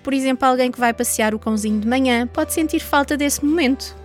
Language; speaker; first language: Portuguese; native; Portuguese